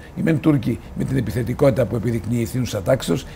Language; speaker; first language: Greek; native; Greek